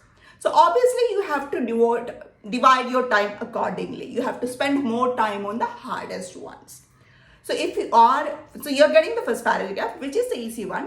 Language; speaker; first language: English; non-native, local second language; Malayalam